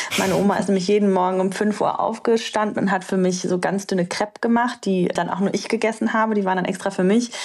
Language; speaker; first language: German; early bilingual, other home language; Romanian